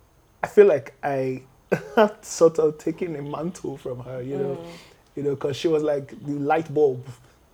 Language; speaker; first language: English; non-native, local second language; Yoruba